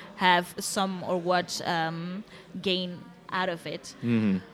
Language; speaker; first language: English; non-native, fluent; Dutch